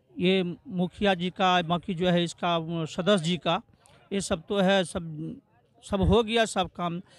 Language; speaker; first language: Hindi; native; Hindi